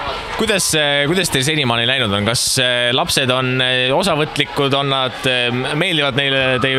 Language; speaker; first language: Estonian; native; Estonian